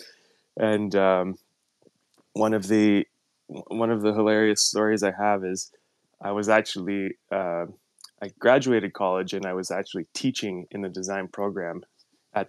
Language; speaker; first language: English; native; English